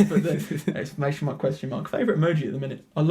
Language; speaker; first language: English; native; English